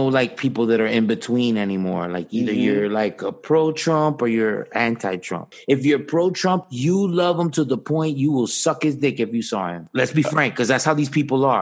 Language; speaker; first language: English; native; English